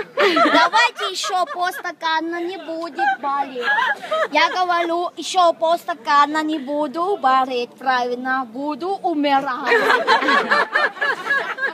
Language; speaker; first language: Russian; non-native, learner; Chinese